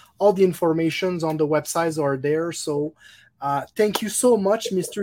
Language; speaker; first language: English; non-native, local second language; French